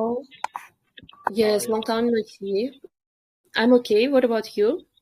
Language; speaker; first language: English; non-native, fluent; Kyrgyz